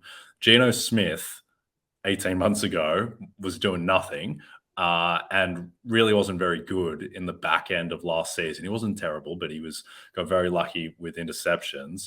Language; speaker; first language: English; native; English